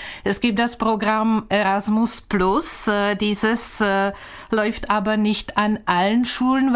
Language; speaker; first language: German; non-native, fluent; Czech